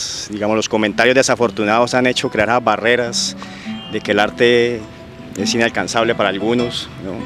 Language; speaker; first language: Spanish; native; Spanish